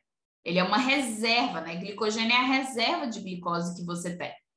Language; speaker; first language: Portuguese; native; Portuguese